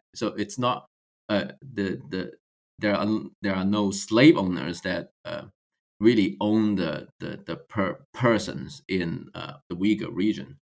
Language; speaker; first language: English; non-native, fluent; Chinese